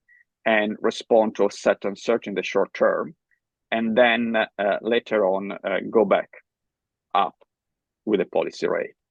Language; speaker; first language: English; non-native, fluent; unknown